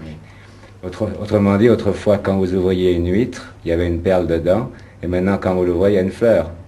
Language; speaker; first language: French; native; French